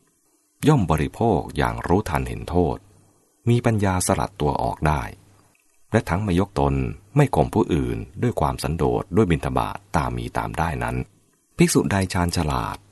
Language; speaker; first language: Thai; native; Thai